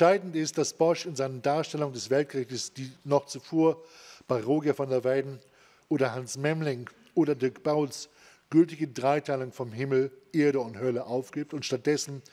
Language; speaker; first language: German; native; German